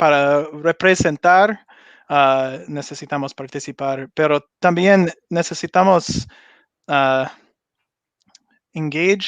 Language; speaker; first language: Spanish; non-native, learner; English